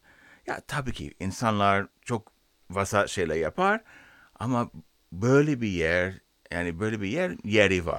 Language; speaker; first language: Turkish; non-native, learner; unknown